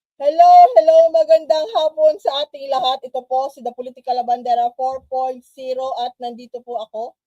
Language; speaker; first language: Filipino; non-native, local second language; Cebuano